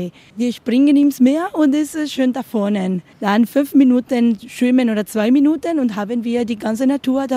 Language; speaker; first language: German; non-native, learner; Spanish